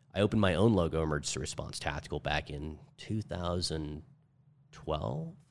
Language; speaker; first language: English; native; English